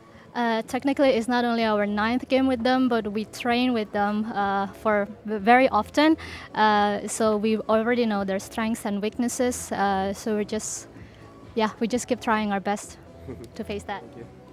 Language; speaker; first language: English; non-native, fluent; Indonesian